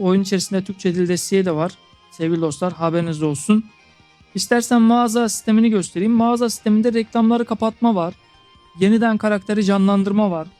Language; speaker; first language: Turkish; native; Turkish